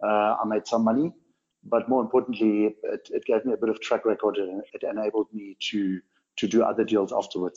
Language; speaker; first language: English; non-native, local second language; German